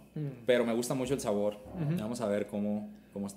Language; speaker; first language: Spanish; native; Spanish